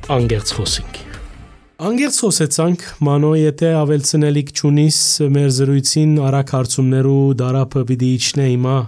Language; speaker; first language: Armenian; early bilingual, heritage; Armenian